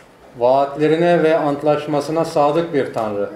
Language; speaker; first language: Turkish; native; Turkish